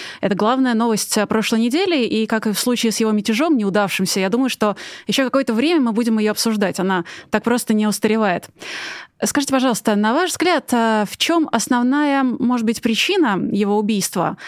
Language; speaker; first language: Russian; native; Russian